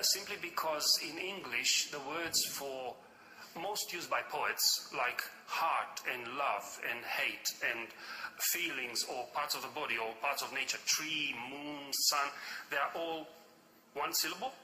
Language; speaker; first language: English; non-native, fluent; Romanian